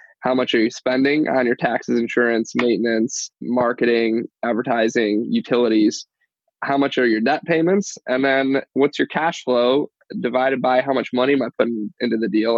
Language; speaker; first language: English; native; English